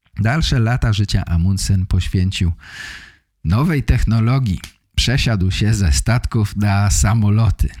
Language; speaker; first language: Polish; native; Polish